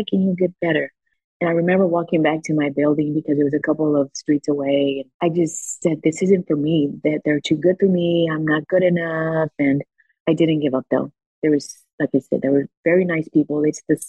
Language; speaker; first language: English; early bilingual, other home language; Spanish